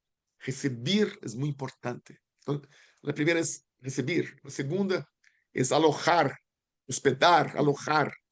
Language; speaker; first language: Spanish; non-native, learner; Portuguese